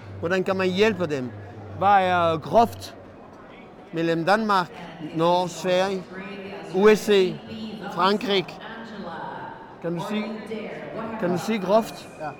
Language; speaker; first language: Danish; non-native, fluent; French